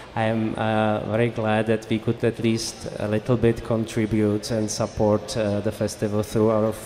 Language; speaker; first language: English; non-native, fluent; Czech